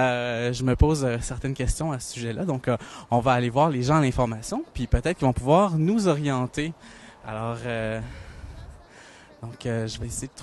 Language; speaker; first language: French; native; French